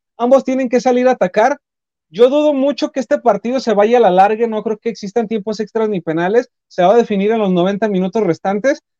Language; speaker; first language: Spanish; native; Spanish